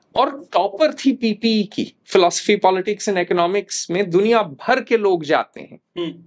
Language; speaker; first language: Hindi; native; Hindi